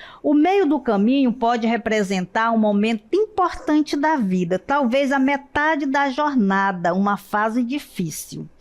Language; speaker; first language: Portuguese; native; Portuguese